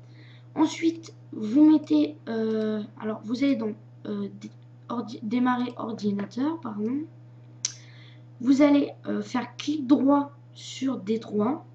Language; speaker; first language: French; native; French